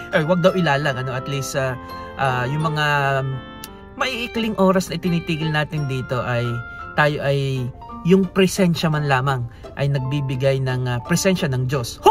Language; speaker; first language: Filipino; native; Filipino